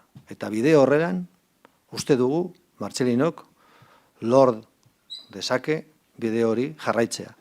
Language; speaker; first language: Basque; non-native, local second language; Spanish